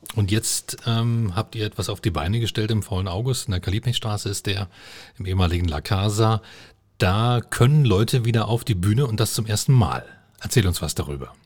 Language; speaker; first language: German; native; German